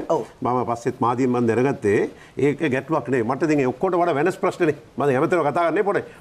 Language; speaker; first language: Sinhala; non-native, local second language; Tamil